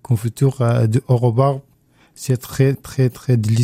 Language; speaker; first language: French; non-native, learner; Arabic